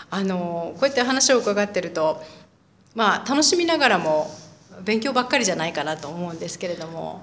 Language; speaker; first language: Japanese; native; Japanese